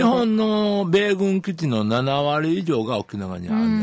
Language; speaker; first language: Japanese; native; Japanese